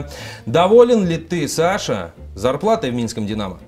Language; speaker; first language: Russian; native; Russian